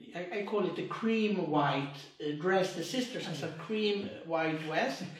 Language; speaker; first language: English; non-native, fluent; Swedish